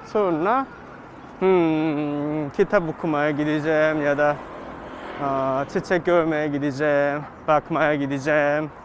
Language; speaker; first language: Turkish; non-native, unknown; Korean